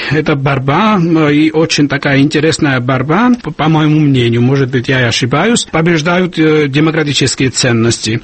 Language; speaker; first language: Russian; non-native, local second language; Georgian